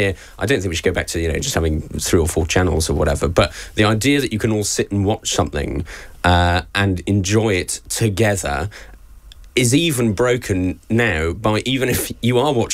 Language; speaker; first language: English; native; English